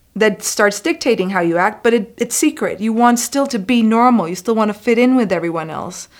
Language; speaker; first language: English; non-native, fluent; Spanish